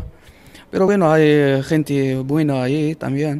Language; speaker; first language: Spanish; non-native, learner; Arabic